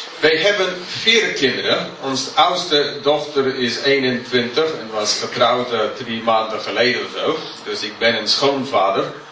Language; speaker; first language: Dutch; non-native, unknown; English